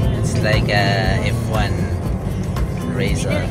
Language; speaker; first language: English; non-native, local second language; Cebuano